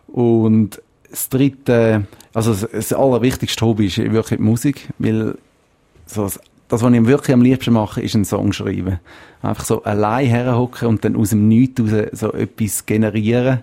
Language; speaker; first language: German; native; German